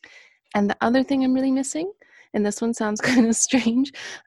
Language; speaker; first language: English; native; English